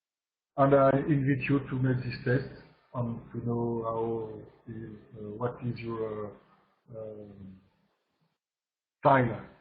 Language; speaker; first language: English; non-native, learner; French